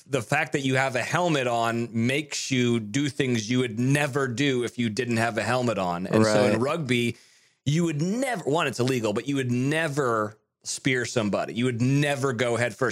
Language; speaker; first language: English; native; English